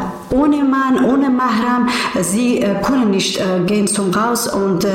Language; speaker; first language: German; non-native, learner; Persian